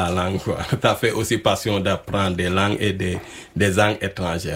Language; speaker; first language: French; non-native, local second language; Wolof